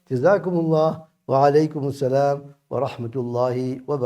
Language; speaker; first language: Arabic; non-native, fluent; English